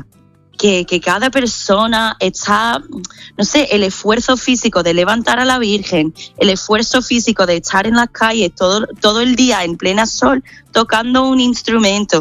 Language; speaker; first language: Spanish; non-native, fluent; English